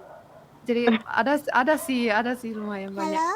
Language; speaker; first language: Indonesian; non-native, fluent; Finnish